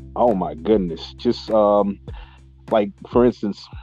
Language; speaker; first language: English; non-native, local second language; Shona